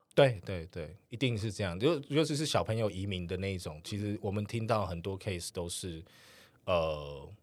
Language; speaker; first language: Chinese; native; Chinese